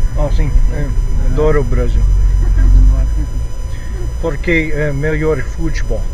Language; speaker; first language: Portuguese; non-native, learner; English